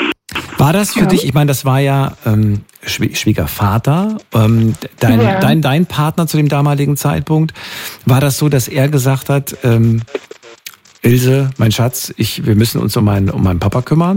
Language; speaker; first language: German; native; German